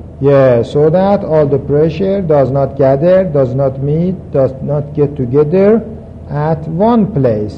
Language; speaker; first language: English; non-native, fluent; Persian